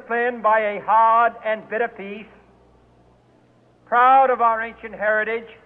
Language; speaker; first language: English; native; English